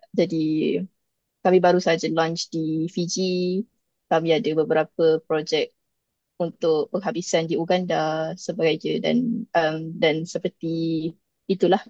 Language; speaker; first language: Malay; native; Malay